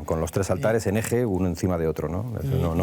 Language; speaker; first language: Spanish; native; Spanish